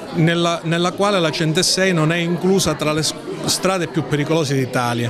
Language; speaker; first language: Italian; native; Italian